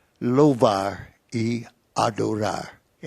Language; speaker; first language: Portuguese; non-native, fluent; English